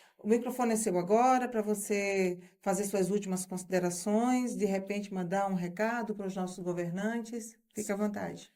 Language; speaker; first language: Portuguese; native; Portuguese